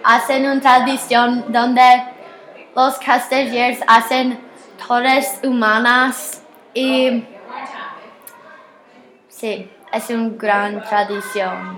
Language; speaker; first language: Spanish; non-native, learner; English